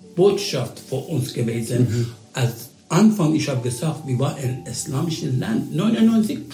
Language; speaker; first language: German; non-native, learner; Persian